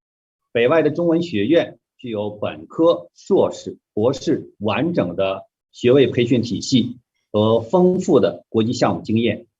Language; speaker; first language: Chinese; native; Chinese